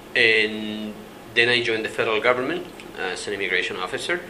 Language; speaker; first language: English; non-native, fluent; Spanish